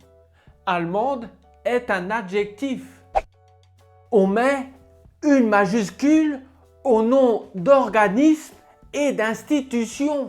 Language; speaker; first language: French; native; French